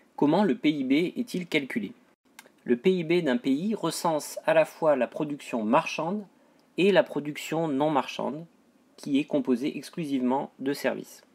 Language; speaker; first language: French; native; French